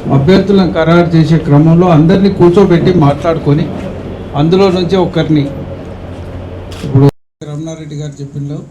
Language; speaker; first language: Telugu; native; Telugu